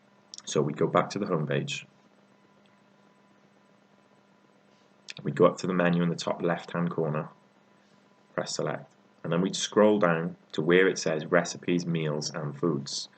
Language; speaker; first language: English; native; English